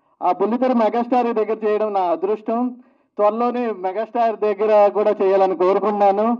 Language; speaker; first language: Telugu; native; Telugu